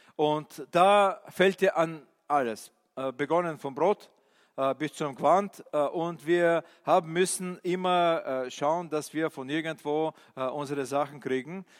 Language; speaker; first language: German; non-native, fluent; Bulgarian